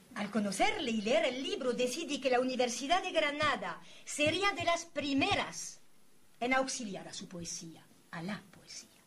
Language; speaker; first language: Spanish; native; Spanish